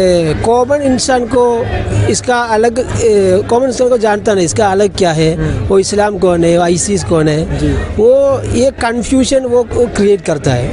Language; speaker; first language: Hindi; non-native, local second language; Malayalam